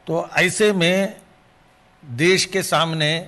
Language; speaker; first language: Hindi; non-native, local second language; Telugu